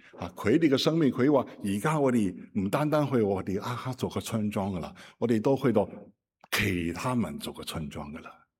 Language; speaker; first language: Cantonese; non-native, fluent; Chinese